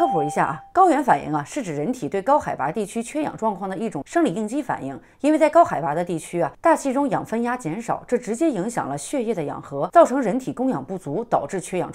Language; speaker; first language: Chinese; native; Chinese